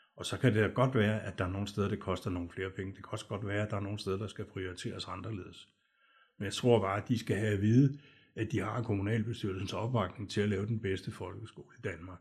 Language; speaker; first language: Danish; native; Danish